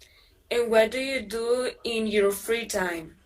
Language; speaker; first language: English; non-native, learner; Spanish